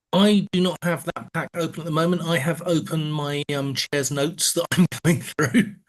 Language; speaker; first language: English; native; English